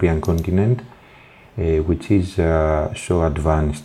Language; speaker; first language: English; non-native, fluent; Greek